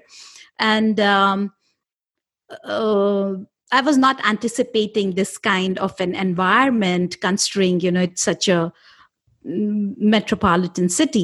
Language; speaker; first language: English; non-native, local second language; Hindi